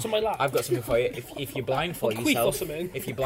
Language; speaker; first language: English; native; English